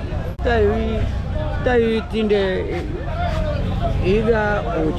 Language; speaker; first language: Chinese; non-native, learner; Swahili